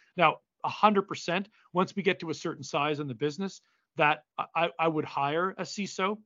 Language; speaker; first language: English; native; English